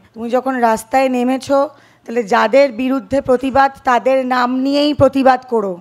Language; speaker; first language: Bangla; native; Bangla